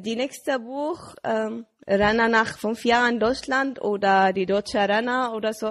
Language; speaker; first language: German; non-native, learner; Arabic